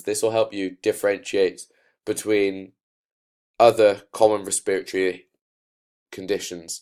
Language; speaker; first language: English; native; English